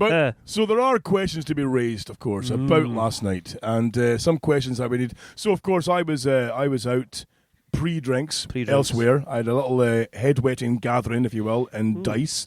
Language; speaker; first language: English; native; English